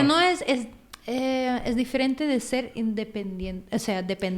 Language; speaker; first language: Spanish; non-native, fluent; Filipino